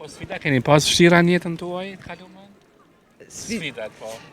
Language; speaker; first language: Albanian; native; Albanian